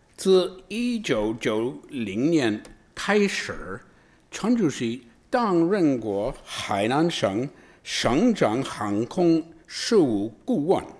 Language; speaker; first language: Chinese; non-native, fluent; English